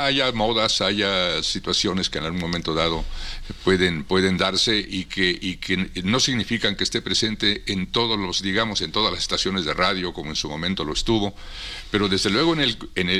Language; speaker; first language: Spanish; native; Spanish